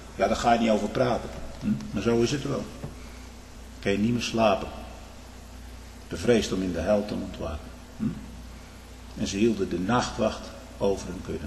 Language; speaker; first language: Dutch; native; Dutch